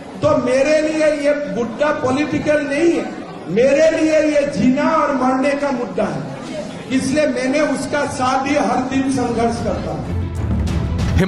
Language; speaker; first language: Hindi; non-native, local second language; Assamese